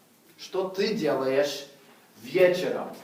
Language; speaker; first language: Russian; non-native, fluent; English